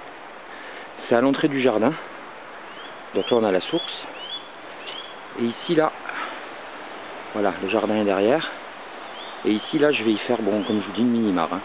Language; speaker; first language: French; native; French